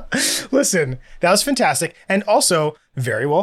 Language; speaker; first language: English; native; English